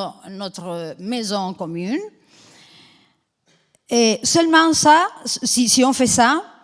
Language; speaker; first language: French; non-native, fluent; Spanish